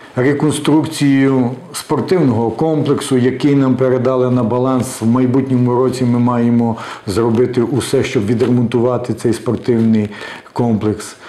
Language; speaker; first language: Ukrainian; native; Ukrainian